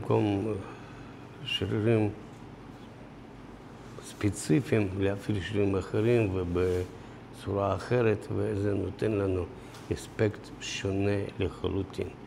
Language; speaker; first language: Hebrew; non-native, fluent; Russian